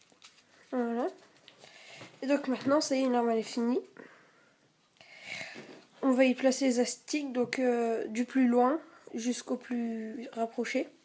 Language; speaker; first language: French; native; French